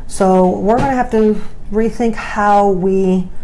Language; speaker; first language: English; native; English